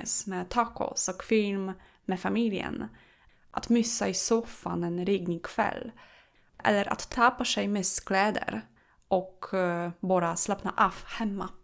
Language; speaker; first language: Swedish; non-native, fluent; Polish